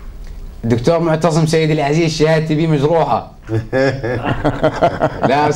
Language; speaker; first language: Arabic; native; Arabic